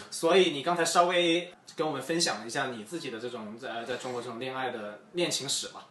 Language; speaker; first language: Chinese; native; Chinese